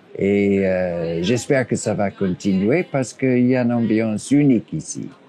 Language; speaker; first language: French; non-native, fluent; English